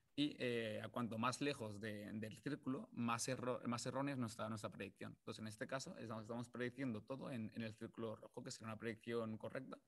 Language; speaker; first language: Spanish; native; Spanish